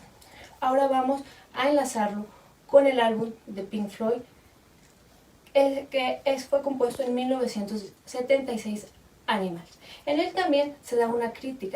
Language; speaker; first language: Spanish; native; Spanish